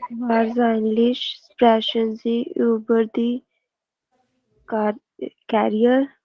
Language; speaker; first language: German; non-native, learner; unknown